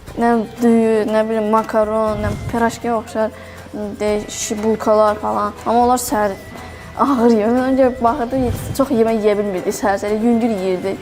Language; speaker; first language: Azerbaijani; early bilingual, other home language; Chinese